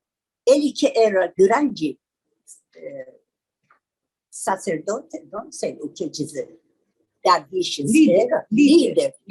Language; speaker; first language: Portuguese; non-native, learner; Persian